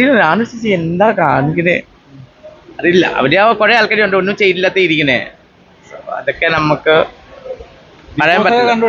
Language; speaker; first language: Malayalam; non-native, local second language; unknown